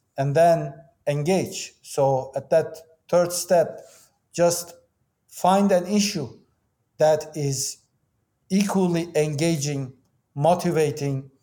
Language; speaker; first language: English; non-native, fluent; Turkish